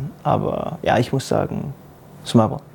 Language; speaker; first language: German; non-native, learner; Danish